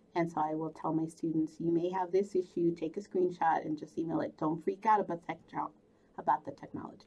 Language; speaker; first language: English; early bilingual, other home language; Spanish